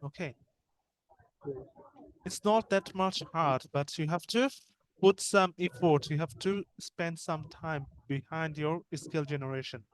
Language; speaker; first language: English; non-native, fluent; Bangla